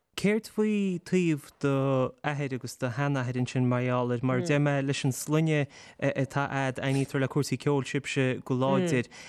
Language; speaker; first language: Irish; native; Irish